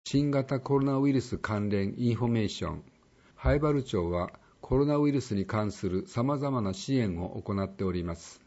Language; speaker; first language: Japanese; native; Japanese